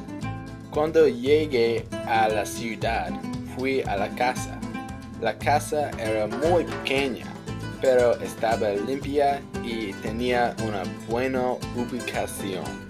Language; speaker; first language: Spanish; non-native, learner; English